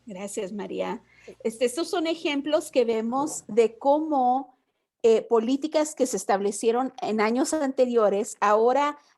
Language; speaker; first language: Spanish; early bilingual, heritage; Spanish